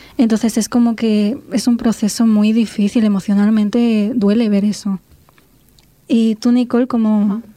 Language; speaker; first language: Spanish; native; Spanish